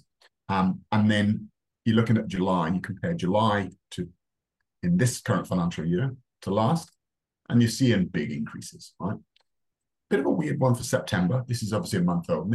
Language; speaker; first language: English; native; English